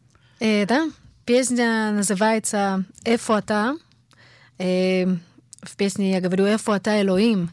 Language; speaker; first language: Russian; early bilingual, heritage; Hebrew